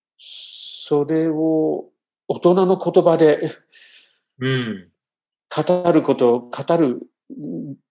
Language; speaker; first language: Japanese; non-native, fluent; English